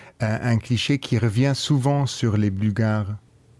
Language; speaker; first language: French; non-native, local second language; Luxembourgish